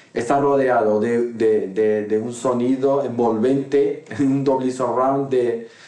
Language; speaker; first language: Spanish; non-native, fluent; Arabic